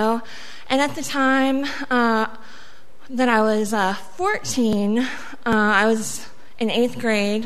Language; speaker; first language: English; early bilingual, other home language; Spanish